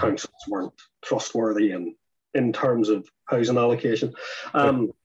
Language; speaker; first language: English; native; English